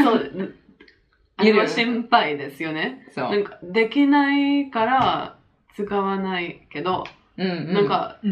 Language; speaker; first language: Japanese; non-native, fluent; French